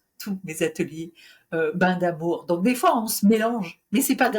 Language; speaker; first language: French; native; French